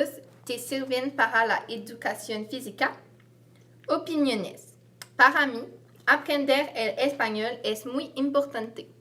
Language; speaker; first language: Spanish; non-native, learner; French